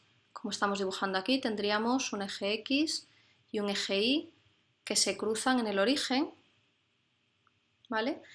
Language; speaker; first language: Spanish; native; Spanish